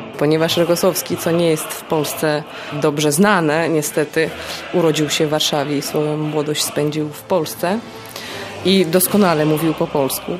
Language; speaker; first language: Polish; non-native, fluent; Russian